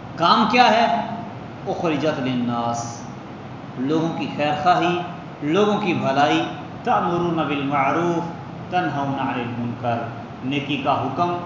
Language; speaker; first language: Urdu; non-native, local second language; Punjabi